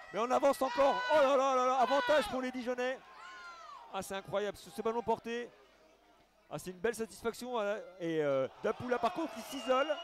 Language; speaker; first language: French; native; French